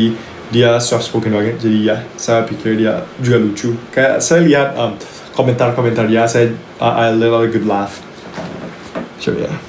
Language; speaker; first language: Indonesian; non-native, local second language; English